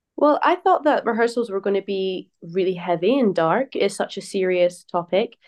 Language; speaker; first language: English; native; English